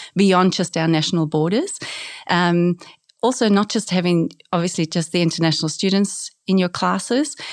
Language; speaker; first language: English; native; English